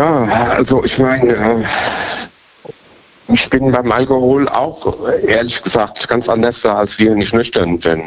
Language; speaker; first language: German; native; German